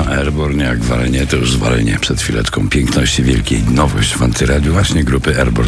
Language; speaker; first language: Polish; native; Polish